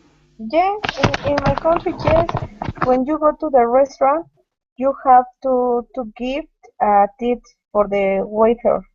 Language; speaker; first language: English; non-native, learner; Spanish